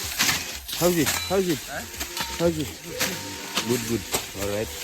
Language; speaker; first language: English; non-native, local second language; Fijian